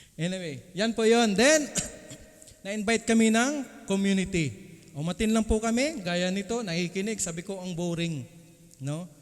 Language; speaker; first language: Filipino; non-native, local second language; Cebuano